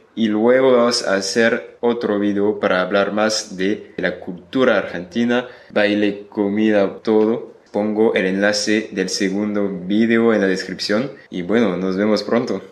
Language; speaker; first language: Spanish; non-native, fluent; French